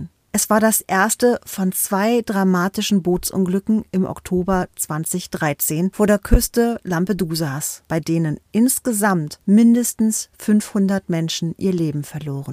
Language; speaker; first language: German; native; German